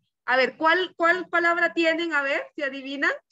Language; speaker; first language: Spanish; native; Spanish